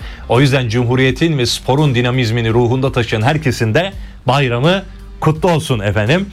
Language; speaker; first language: Turkish; native; Turkish